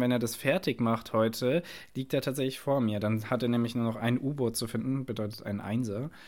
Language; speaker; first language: German; native; German